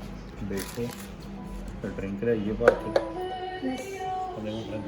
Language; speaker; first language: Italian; non-native, learner; Punjabi